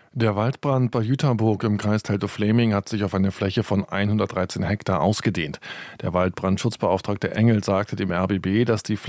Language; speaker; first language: German; native; German